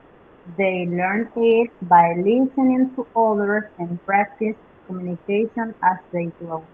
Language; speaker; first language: English; non-native, fluent; Spanish